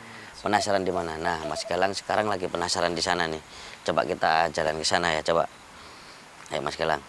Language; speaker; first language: Indonesian; native; Indonesian